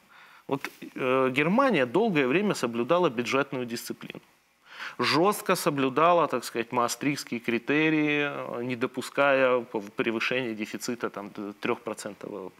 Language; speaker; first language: Russian; native; Russian